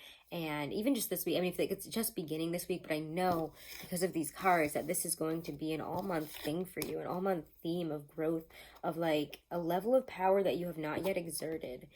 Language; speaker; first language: English; native; English